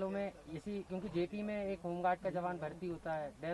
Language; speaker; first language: Hindi; native; Hindi